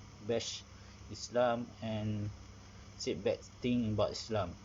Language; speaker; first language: English; non-native, learner; Malay